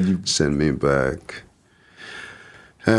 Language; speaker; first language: English; non-native, fluent; French